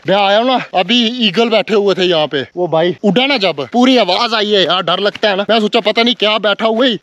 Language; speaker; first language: Hindi; native; Hindi